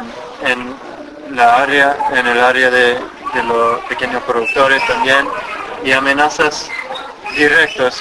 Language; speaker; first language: Spanish; non-native, fluent; English